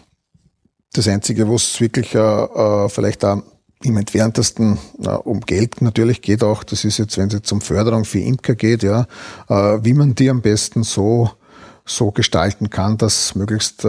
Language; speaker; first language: German; native; German